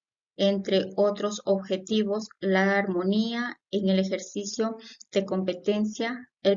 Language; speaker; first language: Spanish; native; Spanish